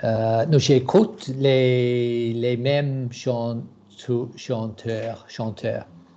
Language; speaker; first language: French; non-native, learner; English